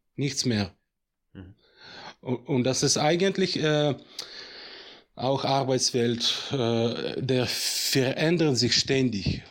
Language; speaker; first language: German; non-native, fluent; Russian